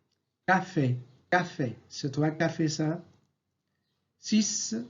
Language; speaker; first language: French; non-native, local second language; Arabic